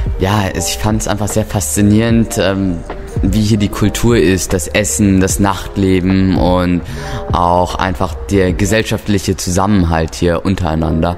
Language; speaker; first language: German; native; German